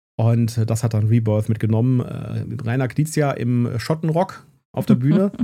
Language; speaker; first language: German; native; German